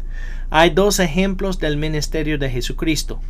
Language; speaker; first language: Spanish; non-native, fluent; English